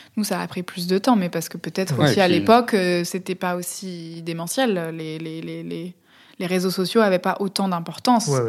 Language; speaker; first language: French; native; French